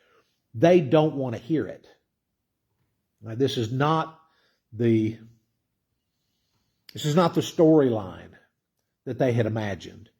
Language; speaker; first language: English; native; English